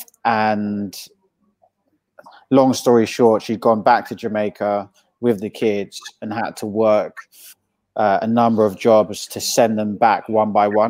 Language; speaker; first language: English; native; English